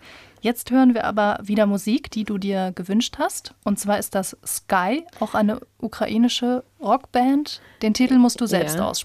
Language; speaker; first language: German; native; German